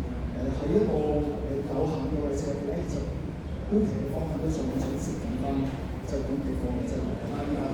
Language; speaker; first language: Cantonese; native; Cantonese